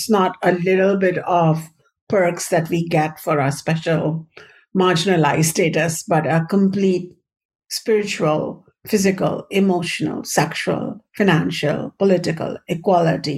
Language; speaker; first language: English; non-native, local second language; Hindi